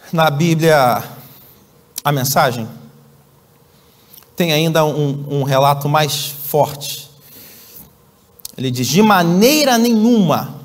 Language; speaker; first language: Portuguese; native; Portuguese